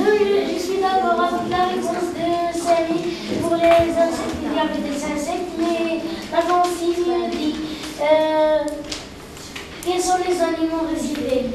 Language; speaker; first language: French; non-native, learner; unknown